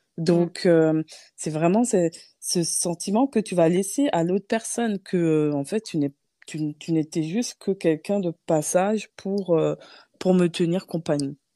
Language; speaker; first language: French; native; French